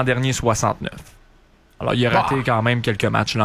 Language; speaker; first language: French; native; French